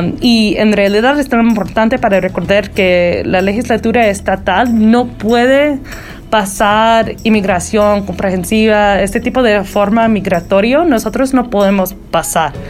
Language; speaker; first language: Spanish; early bilingual, heritage; Spanish